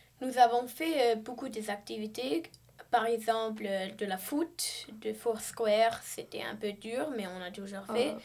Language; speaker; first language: French; non-native, learner; English